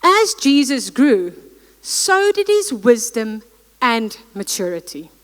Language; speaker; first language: English; non-native, local second language; Afrikaans